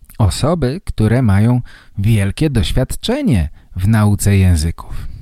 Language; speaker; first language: Polish; native; Polish